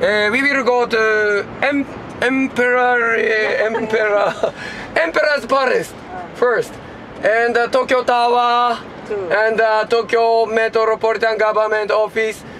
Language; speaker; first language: English; non-native, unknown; Japanese